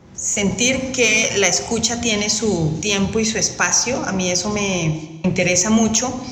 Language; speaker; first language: Spanish; native; Spanish